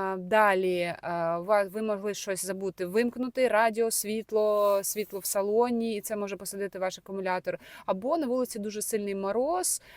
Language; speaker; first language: Ukrainian; native; Ukrainian